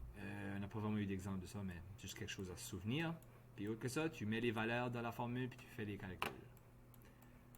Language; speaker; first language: French; native; French